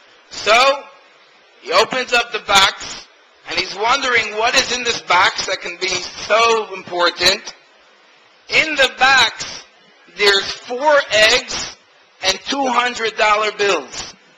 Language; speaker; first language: English; native; English